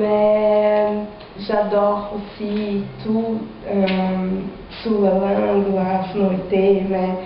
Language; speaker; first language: French; non-native, fluent; Portuguese